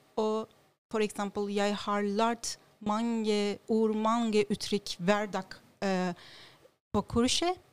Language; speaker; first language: Norwegian; non-native, learner; Turkish